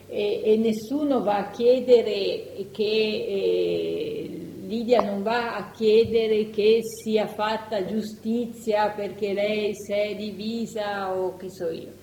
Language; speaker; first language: Italian; native; Italian